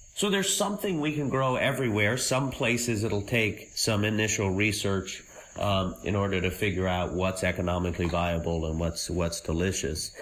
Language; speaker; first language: English; native; English